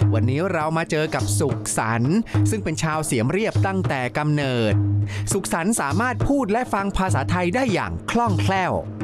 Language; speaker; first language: Thai; native; Thai